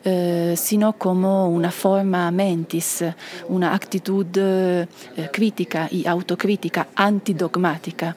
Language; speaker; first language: Spanish; non-native, fluent; Italian